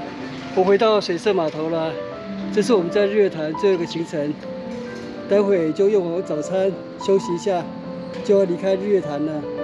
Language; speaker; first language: Chinese; native; Chinese